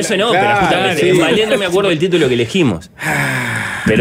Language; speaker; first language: Spanish; native; Spanish